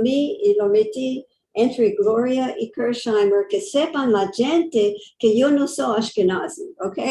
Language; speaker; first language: Spanish; early bilingual, heritage; English